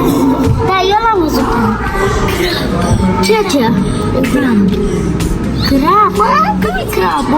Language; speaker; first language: Romanian; early bilingual, heritage; Romanian